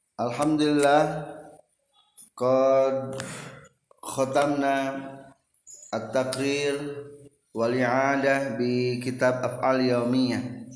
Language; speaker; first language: Arabic; non-native, fluent; Indonesian